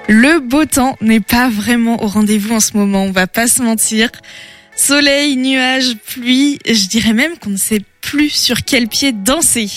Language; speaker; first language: French; native; French